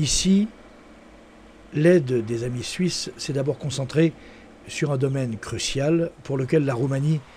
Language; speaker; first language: French; native; French